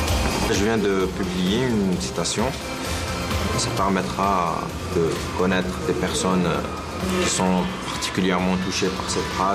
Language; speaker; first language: French; non-native, fluent; Portuguese